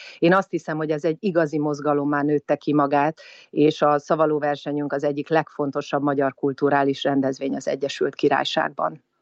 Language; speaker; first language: Hungarian; native; Hungarian